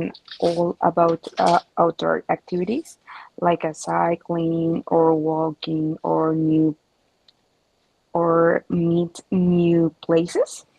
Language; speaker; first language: English; non-native, learner; Spanish